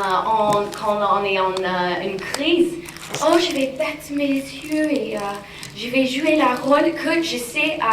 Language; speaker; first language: French; non-native, fluent; English